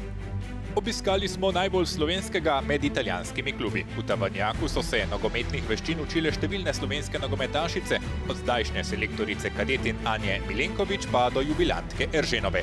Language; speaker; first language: Slovenian; native; Slovenian